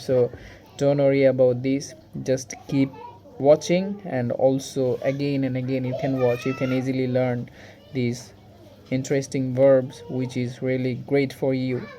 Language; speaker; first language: English; non-native, local second language; Bangla